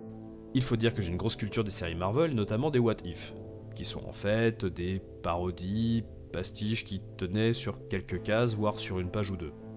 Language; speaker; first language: French; native; French